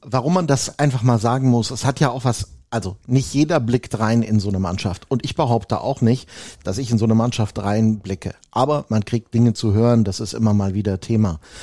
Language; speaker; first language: German; native; German